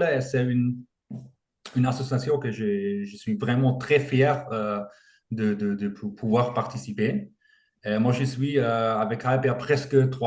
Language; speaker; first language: French; non-native, fluent; German